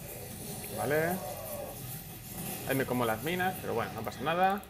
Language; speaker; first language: Spanish; native; Spanish